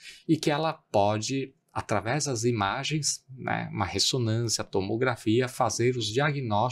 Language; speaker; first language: Portuguese; native; Portuguese